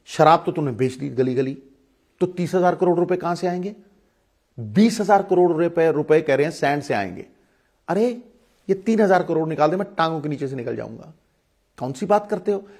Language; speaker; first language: Hindi; non-native, local second language; Punjabi